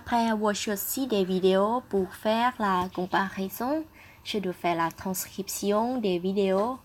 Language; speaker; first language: French; non-native, fluent; Thai